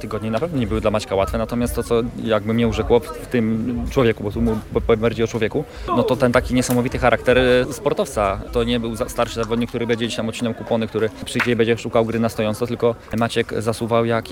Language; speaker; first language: Polish; native; Polish